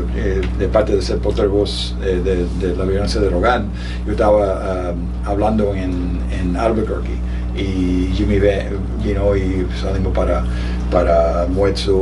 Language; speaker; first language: Spanish; early bilingual, heritage; Spanish